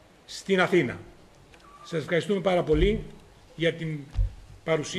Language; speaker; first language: Greek; native; Greek